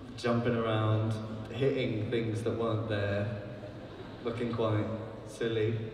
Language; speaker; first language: English; native; English